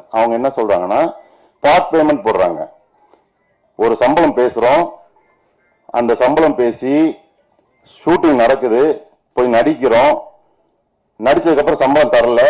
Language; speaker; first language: Tamil; native; Tamil